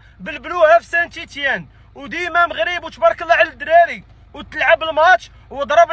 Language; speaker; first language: Arabic; native; Arabic